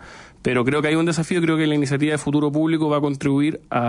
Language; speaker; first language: Spanish; native; Spanish